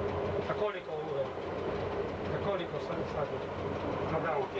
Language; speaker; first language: Slovenian; non-native, learner; Italian